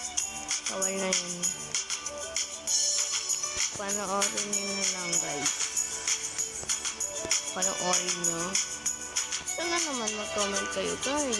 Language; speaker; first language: Filipino; native; Filipino